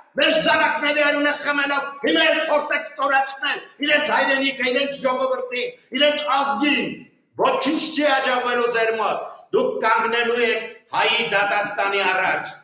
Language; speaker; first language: Armenian; native; Armenian